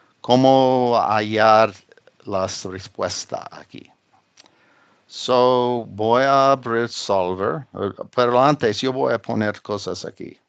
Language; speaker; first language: Spanish; non-native, fluent; English